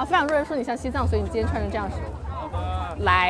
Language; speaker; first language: Chinese; non-native, fluent; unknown